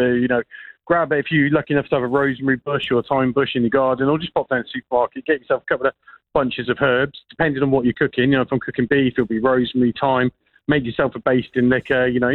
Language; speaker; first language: English; native; English